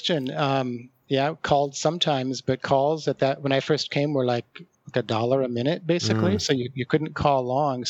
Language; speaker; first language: English; native; English